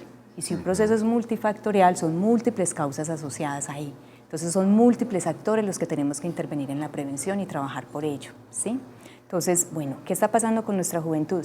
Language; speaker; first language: Spanish; native; Spanish